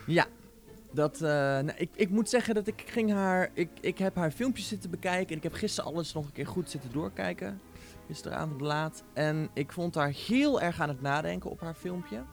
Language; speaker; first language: Dutch; native; Dutch